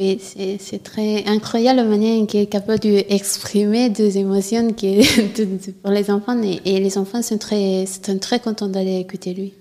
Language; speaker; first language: French; non-native, learner; Italian